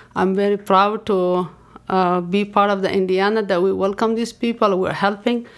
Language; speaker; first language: English; non-native, fluent; Persian